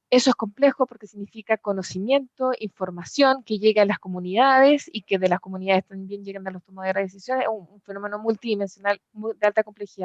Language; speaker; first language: Spanish; native; Spanish